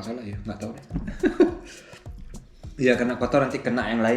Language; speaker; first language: Indonesian; early bilingual, heritage; German